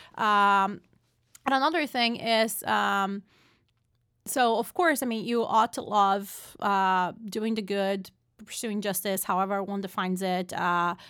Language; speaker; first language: English; non-native, fluent; Portuguese